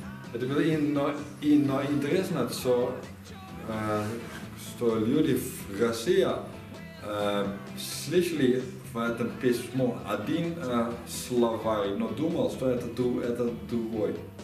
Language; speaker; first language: Russian; non-native, learner; Dutch